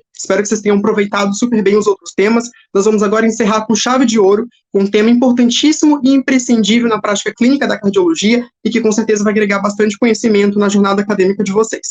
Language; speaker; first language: Portuguese; native; Portuguese